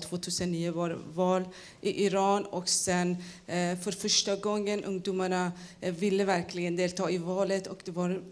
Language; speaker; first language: Swedish; non-native, fluent; Persian